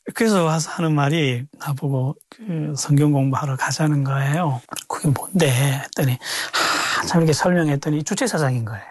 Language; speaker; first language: Korean; native; Korean